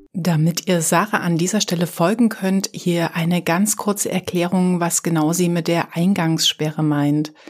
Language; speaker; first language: German; native; German